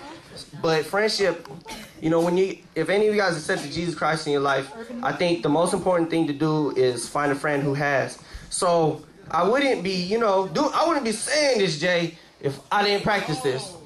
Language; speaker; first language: English; native; English